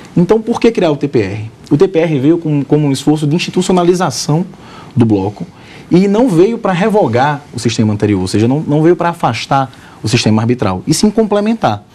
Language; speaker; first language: Portuguese; native; Portuguese